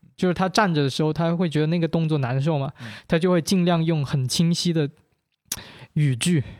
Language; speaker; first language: Chinese; non-native, local second language; Min Nan Chinese